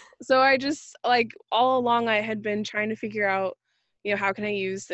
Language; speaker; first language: English; native; English